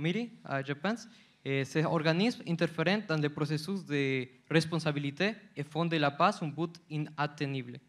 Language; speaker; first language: French; non-native, fluent; Spanish